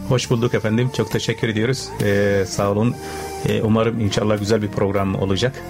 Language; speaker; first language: Turkish; non-native, fluent; Arabic